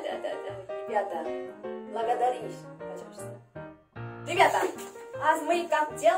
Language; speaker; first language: Russian; non-native, learner; Korean